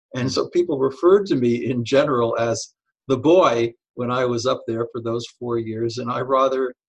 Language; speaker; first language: English; native; English